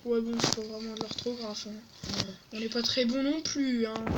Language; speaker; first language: French; native; French